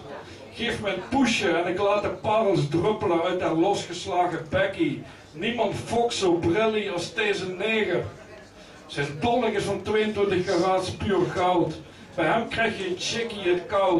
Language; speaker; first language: Dutch; native; Dutch